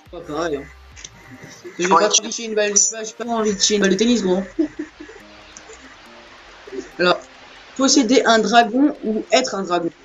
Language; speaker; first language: French; native; French